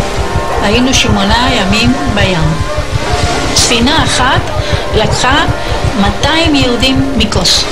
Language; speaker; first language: Hebrew; non-native, fluent; Ladino